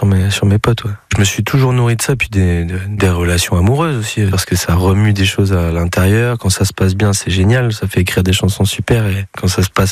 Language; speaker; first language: French; native; French